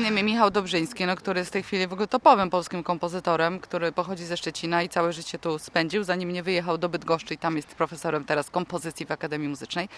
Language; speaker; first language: Polish; native; Polish